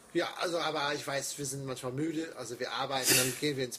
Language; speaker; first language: German; non-native, fluent; English